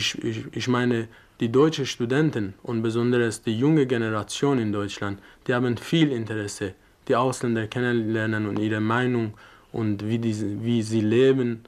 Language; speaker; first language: German; non-native, learner; Persian